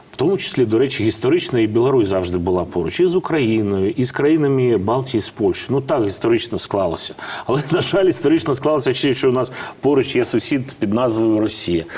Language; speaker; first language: Ukrainian; non-native, fluent; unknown